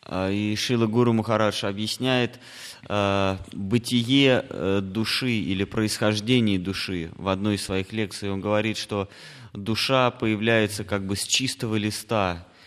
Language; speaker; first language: Russian; native; Russian